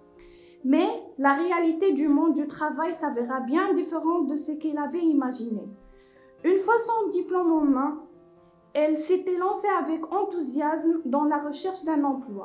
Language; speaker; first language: French; non-native, local second language; Arabic